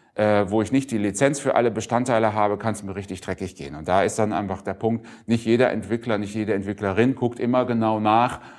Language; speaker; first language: German; native; German